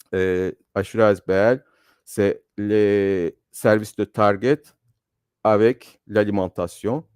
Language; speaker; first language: French; non-native, fluent; Turkish